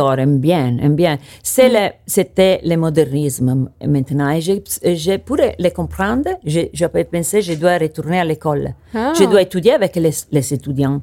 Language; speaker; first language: French; non-native, learner; Italian